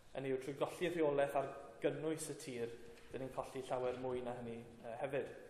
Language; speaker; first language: Welsh; native; Welsh